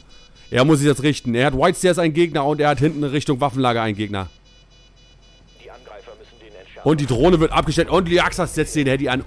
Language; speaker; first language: German; native; German